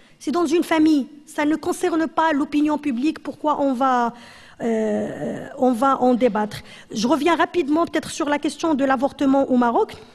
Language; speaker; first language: French; non-native, local second language; Arabic